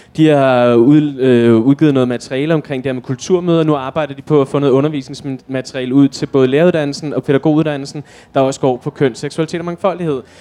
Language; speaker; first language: Danish; native; Danish